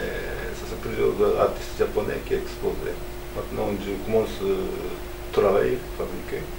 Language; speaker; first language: French; non-native, learner; Japanese